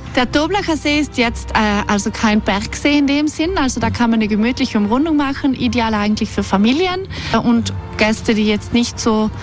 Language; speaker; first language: German; native; German